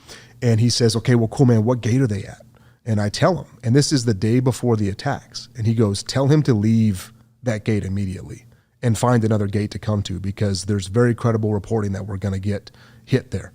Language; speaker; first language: English; native; English